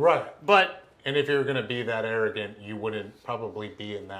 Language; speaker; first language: English; native; English